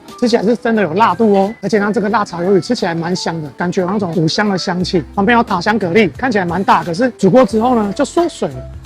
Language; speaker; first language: Chinese; native; Chinese